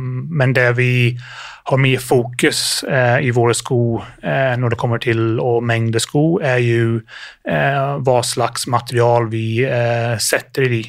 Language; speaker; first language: Norwegian; non-native, fluent; English